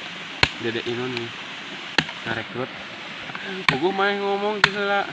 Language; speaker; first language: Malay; non-native, local second language; Sundanese